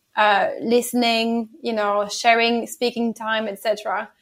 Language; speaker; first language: English; non-native, fluent; French